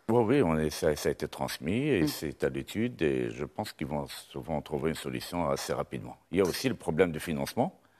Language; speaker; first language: French; non-native, local second language; Arabic